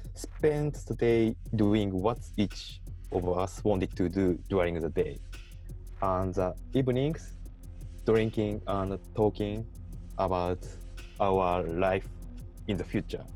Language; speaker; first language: English; non-native, learner; Japanese